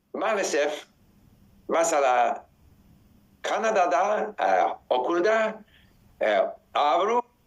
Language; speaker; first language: Turkish; non-native, learner; English